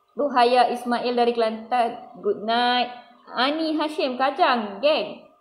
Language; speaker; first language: Malay; non-native, local second language; Tamil